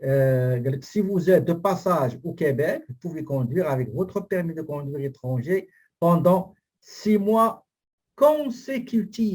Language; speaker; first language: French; non-native, local second language; Arabic